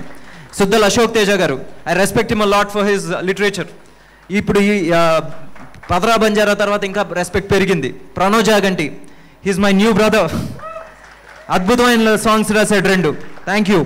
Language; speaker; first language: Telugu; native; Telugu